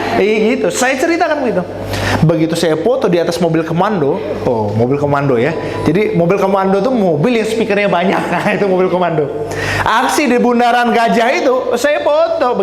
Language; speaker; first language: Indonesian; native; Indonesian